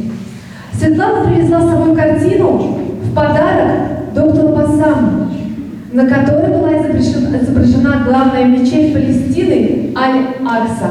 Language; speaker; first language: Russian; native; Russian